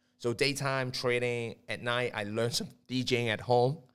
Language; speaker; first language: English; non-native, local second language; Cantonese